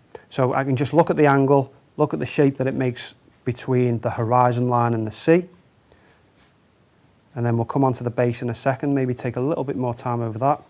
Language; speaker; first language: English; native; English